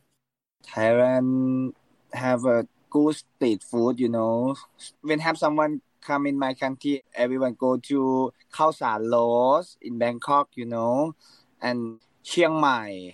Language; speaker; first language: English; non-native, learner; Thai